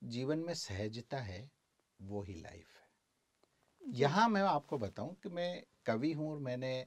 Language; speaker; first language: Hindi; native; Hindi